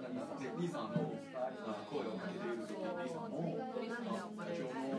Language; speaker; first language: Japanese; non-native, learner; Thai